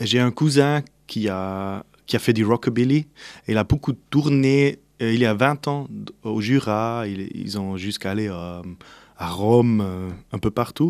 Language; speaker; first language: French; non-native, local second language; Swiss German